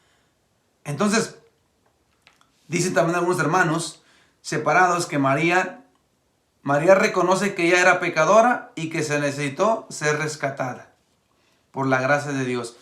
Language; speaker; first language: Spanish; native; Spanish